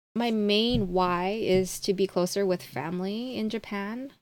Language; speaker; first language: English; native; English